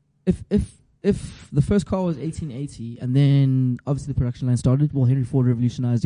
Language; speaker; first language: English; non-native, local second language; Zulu